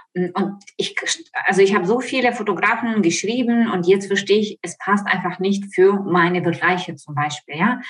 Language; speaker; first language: German; non-native, fluent; Ukrainian